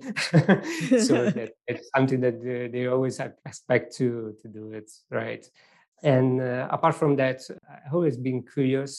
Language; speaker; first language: English; non-native, fluent; Italian